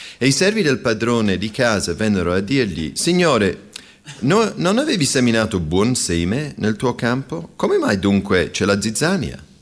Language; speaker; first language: Italian; non-native, fluent; English